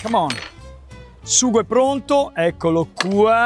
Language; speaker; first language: Italian; native; Italian